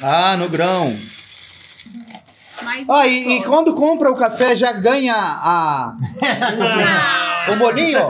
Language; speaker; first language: Portuguese; native; Portuguese